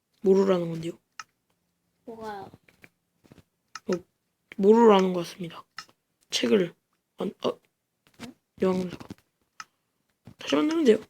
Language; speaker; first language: Korean; native; Korean